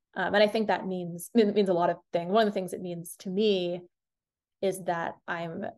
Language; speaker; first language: English; native; English